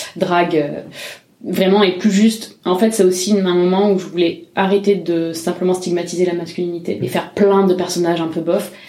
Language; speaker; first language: French; native; French